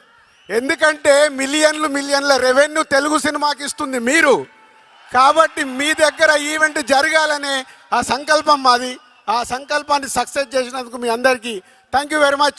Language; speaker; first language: Telugu; native; Telugu